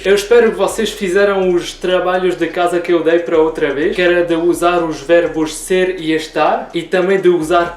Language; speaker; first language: Portuguese; early bilingual, heritage; Portuguese